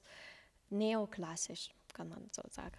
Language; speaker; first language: German; non-native, learner; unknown